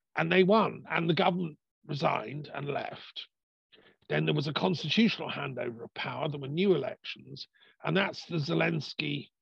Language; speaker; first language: English; native; English